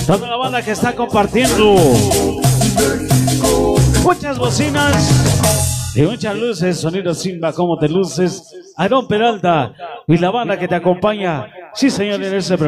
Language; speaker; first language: Spanish; native; Spanish